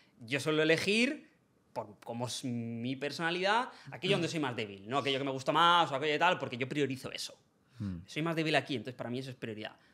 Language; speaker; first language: Spanish; native; Spanish